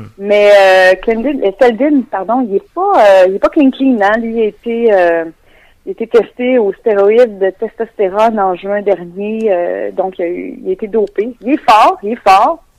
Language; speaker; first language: French; native; French